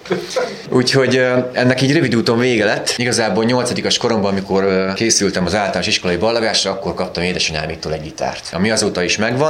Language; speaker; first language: Hungarian; native; Hungarian